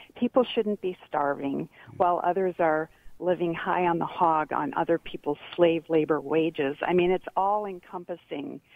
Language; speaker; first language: English; native; English